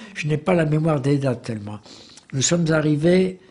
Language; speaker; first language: French; native; French